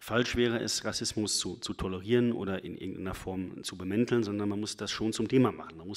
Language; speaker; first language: German; native; German